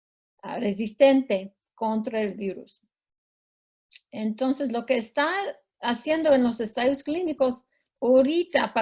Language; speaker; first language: Spanish; non-native, fluent; English